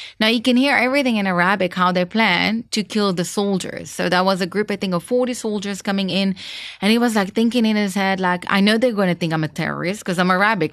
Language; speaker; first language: English; non-native, fluent; Hebrew